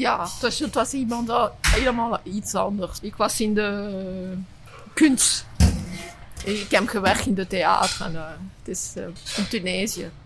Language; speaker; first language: Dutch; non-native, learner; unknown